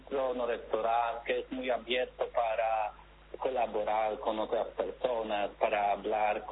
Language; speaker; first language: Spanish; non-native, fluent; Polish